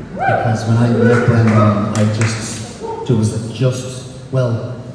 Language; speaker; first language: English; native; English